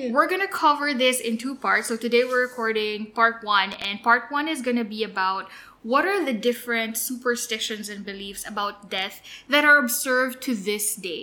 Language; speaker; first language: English; non-native, local second language; Filipino